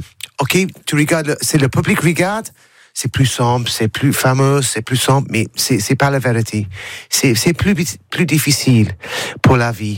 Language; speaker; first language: French; non-native, learner; English